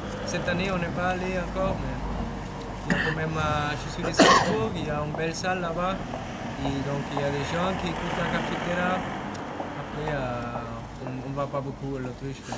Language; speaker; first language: French; non-native, fluent; German